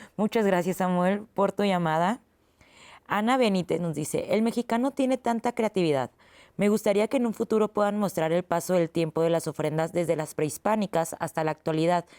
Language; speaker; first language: Spanish; native; Spanish